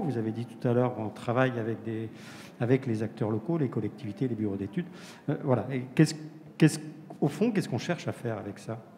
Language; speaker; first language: French; native; French